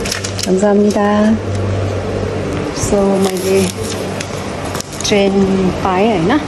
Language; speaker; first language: Korean; non-native, learner; Nepali